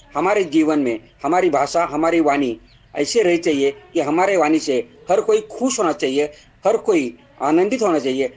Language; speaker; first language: Hindi; non-native, local second language; Marathi